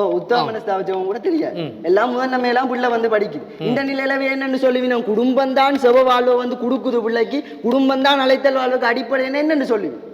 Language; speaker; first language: Tamil; native; Tamil